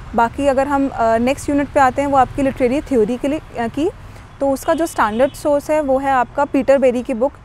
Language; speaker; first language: Hindi; native; Hindi